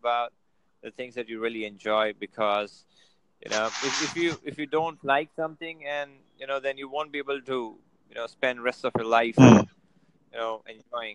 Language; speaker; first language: English; non-native, local second language; Gujarati